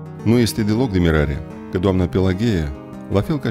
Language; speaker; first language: Romanian; native; Romanian